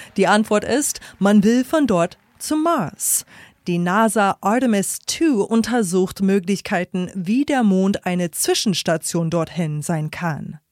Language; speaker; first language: German; native; German